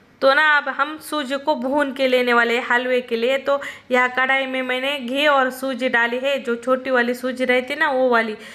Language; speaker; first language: Hindi; non-native, local second language; Marathi